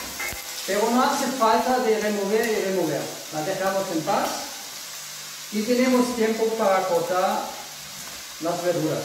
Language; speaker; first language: Spanish; non-native, fluent; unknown